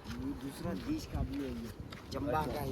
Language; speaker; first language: Hindi; non-native, local second language; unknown